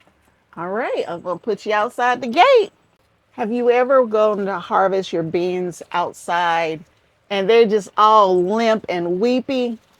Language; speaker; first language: English; native; English